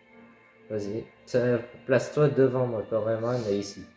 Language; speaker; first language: French; native; French